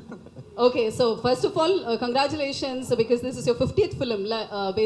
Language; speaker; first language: Tamil; native; Tamil